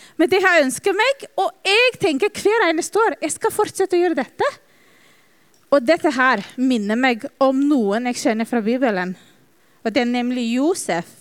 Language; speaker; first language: Norwegian; non-native, fluent; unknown